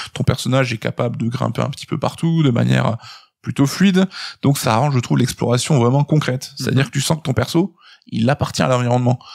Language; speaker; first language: French; native; French